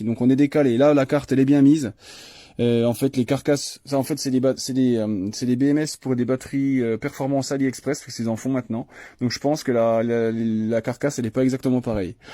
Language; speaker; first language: French; native; French